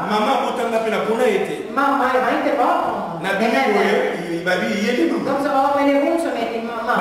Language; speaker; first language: Swedish; non-native, fluent; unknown